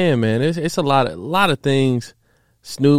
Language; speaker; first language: English; native; English